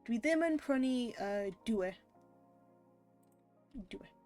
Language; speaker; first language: Welsh; non-native, learner; English